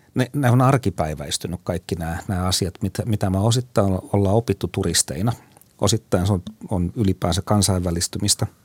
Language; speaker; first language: Finnish; native; Finnish